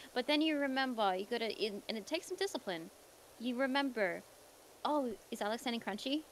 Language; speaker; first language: English; native; English